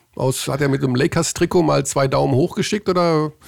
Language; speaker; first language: German; native; German